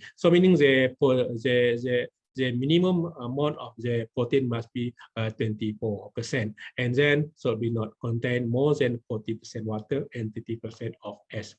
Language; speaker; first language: English; non-native, local second language; Malay